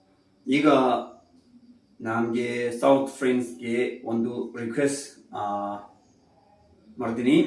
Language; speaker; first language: Kannada; non-native, learner; Tibetan